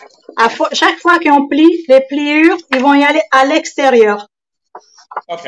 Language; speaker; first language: French; non-native, fluent; Italian